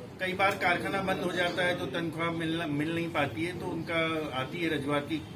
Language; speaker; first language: Hindi; non-native, local second language; Gujarati